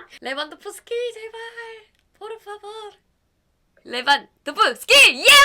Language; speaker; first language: Spanish; non-native, learner; Korean